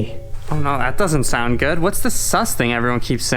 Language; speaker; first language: English; native; English